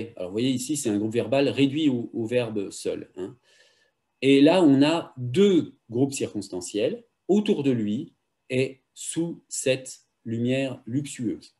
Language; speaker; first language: French; native; French